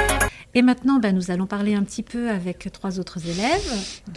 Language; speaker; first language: French; native; French